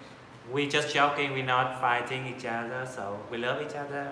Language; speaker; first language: English; non-native, learner; Vietnamese